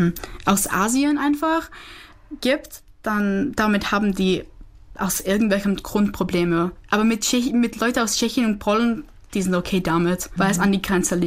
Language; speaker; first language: German; non-native, fluent; Czech